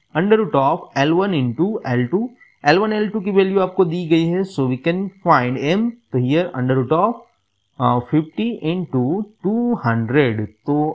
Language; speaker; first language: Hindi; non-native, local second language; Gujarati